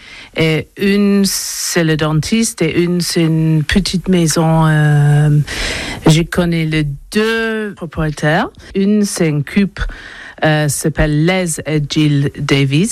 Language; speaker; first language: French; non-native, learner; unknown